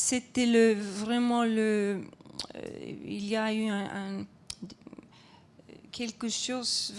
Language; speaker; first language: French; non-native, fluent; Icelandic